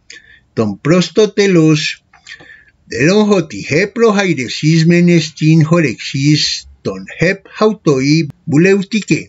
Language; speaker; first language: Greek; non-native, fluent; Spanish